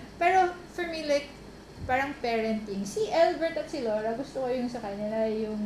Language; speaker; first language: Filipino; native; Filipino